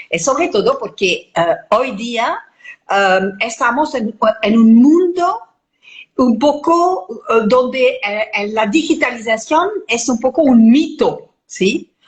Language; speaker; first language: Spanish; non-native, fluent; French